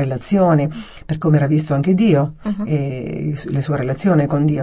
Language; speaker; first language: Italian; native; Italian